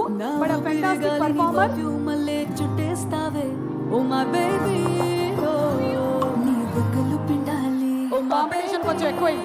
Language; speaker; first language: Telugu; native; Telugu